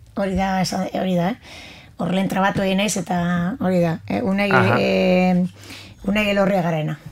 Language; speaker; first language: Basque; native; Basque